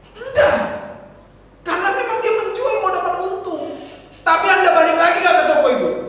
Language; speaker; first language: Indonesian; non-native, local second language; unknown